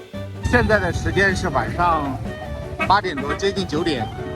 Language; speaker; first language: Chinese; native; Chinese